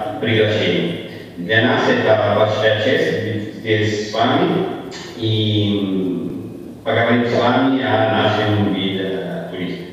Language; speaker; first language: Russian; non-native, learner; Italian